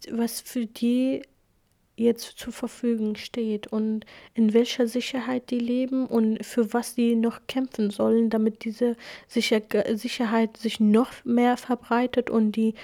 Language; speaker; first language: German; non-native, fluent; Kurdish